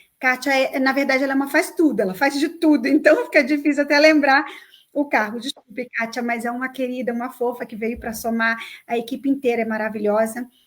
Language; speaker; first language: Portuguese; native; Portuguese